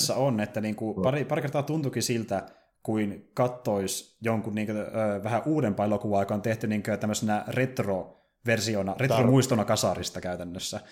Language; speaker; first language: Finnish; native; Finnish